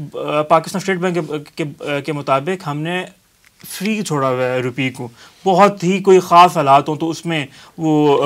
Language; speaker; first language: Urdu; native; Urdu